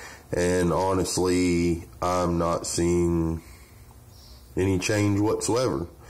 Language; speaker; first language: English; native; English